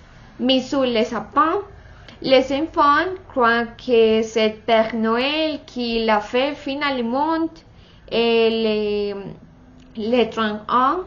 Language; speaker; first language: French; non-native, learner; Spanish